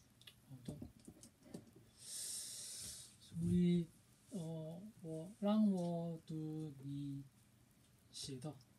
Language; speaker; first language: Chinese; non-native, learner; Korean